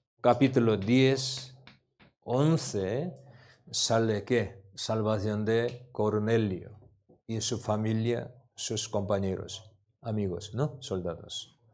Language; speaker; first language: Spanish; non-native, learner; Korean